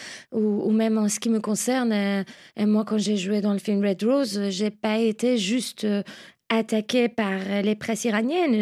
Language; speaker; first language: French; non-native, fluent; Persian